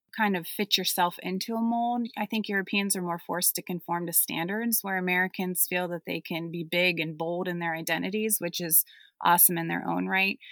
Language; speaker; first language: English; early bilingual, other home language; German